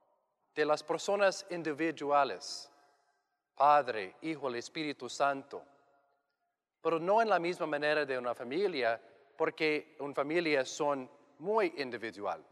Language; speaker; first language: Spanish; non-native, learner; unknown